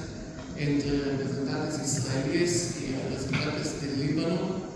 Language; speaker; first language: Spanish; non-native, fluent; Hebrew